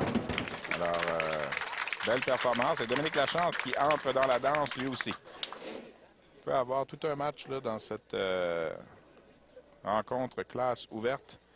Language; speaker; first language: French; native; French